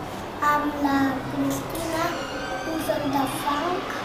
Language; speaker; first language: Catalan; early bilingual, other home language; Spanish